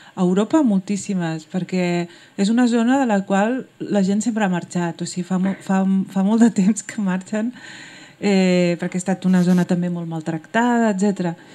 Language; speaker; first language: Catalan; early bilingual, other home language; Berber languages